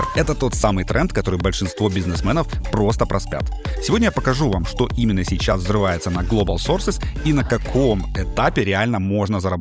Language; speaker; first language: Russian; native; Russian